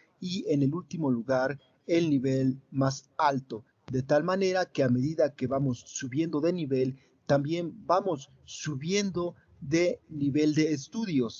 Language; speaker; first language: Spanish; native; Spanish